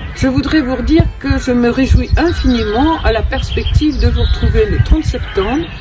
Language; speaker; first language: French; native; French